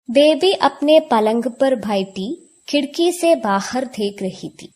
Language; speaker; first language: Hindi; non-native, local second language; Malayalam